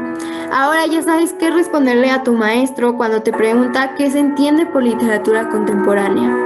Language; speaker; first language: Spanish; native; Spanish